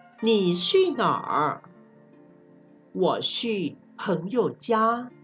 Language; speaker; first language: Chinese; non-native, fluent; Thai